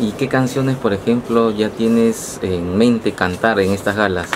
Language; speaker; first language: Spanish; native; Spanish